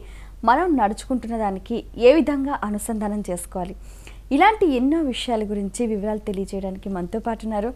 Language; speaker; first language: Telugu; native; Telugu